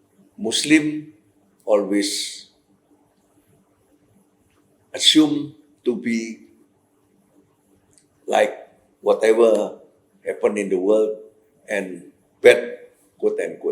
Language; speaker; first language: English; non-native, fluent; Indonesian